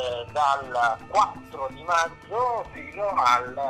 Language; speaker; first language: Italian; native; Italian